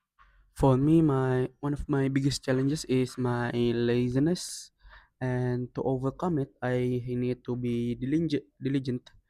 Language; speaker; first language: English; non-native, learner; Indonesian